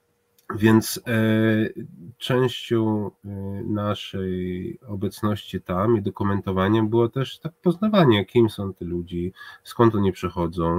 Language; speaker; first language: Polish; non-native, fluent; Hebrew